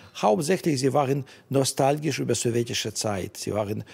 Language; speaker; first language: German; non-native, fluent; Russian